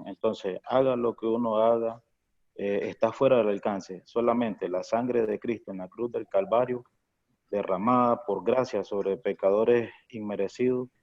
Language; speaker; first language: Spanish; native; Spanish